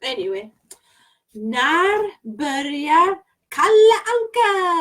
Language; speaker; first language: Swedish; non-native, learner; English